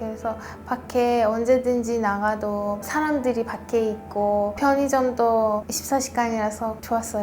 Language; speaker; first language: Korean; non-native, fluent; Persian